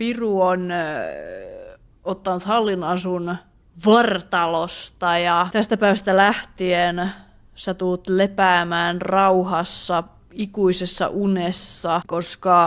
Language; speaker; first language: Finnish; native; Finnish